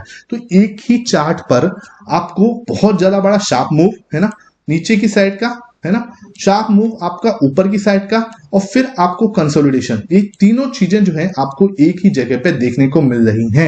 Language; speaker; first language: Hindi; native; Hindi